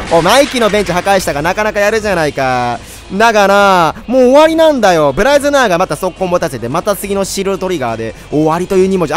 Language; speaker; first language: Japanese; native; Japanese